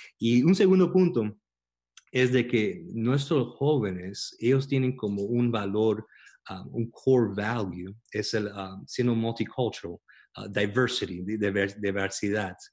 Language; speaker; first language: Spanish; early bilingual, heritage; Spanish